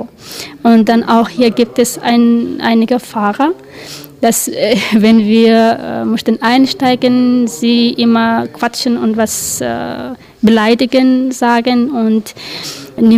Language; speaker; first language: German; non-native, learner; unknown